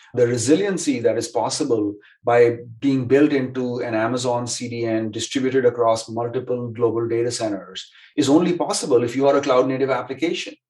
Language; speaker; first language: English; non-native, local second language; Hindi